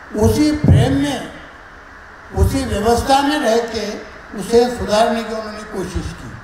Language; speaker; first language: Hindi; non-native, local second language; Marathi